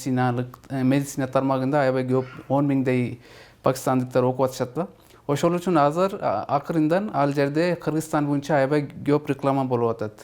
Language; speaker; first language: Kyrgyz; non-native, fluent; Urdu